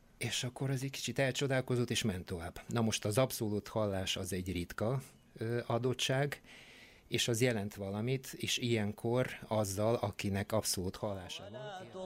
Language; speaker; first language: Hungarian; non-native, fluent; Bulgarian